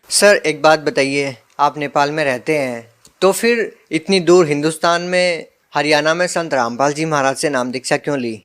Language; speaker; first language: Hindi; native; Hindi